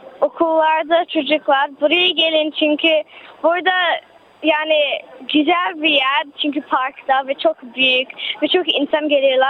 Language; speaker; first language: Turkish; early bilingual, heritage; Turkish